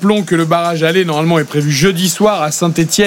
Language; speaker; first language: French; native; French